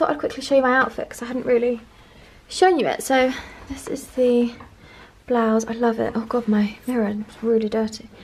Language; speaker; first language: English; native; English